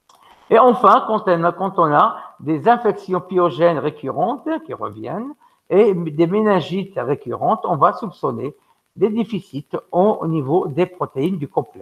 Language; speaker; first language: French; non-native, local second language; Arabic